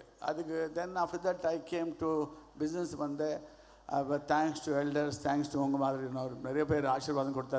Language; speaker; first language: Tamil; non-native, learner; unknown